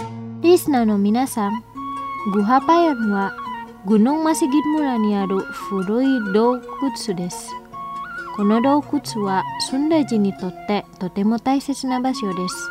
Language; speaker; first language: Japanese; non-native, fluent; Indonesian